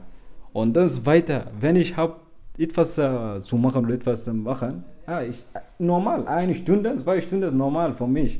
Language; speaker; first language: German; non-native, learner; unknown